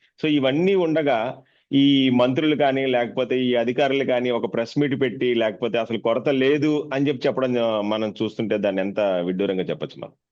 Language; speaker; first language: Telugu; native; Telugu